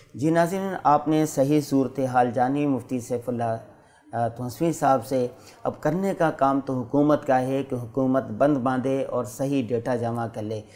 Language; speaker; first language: Urdu; non-native, local second language; Saraiki